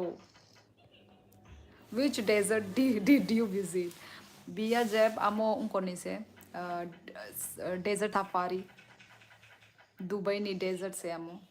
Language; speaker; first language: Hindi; non-native, local second language; Kok Borok